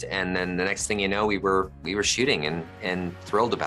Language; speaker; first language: English; native; English